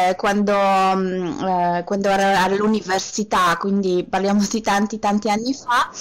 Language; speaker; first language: Italian; non-native, fluent; Polish